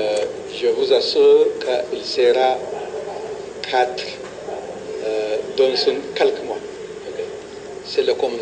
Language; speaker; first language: French; non-native, fluent; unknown